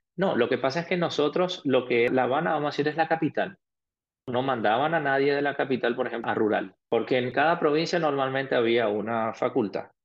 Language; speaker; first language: Spanish; early bilingual, other home language; Arabic